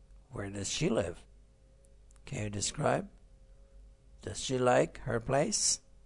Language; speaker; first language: English; non-native, fluent; Persian